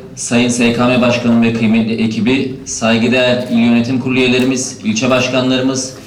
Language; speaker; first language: Turkish; native; Turkish